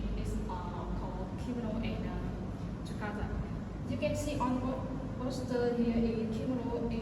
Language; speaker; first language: English; non-native, learner; Vietnamese